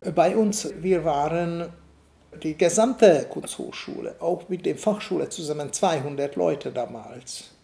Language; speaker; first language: German; non-native, fluent; Hungarian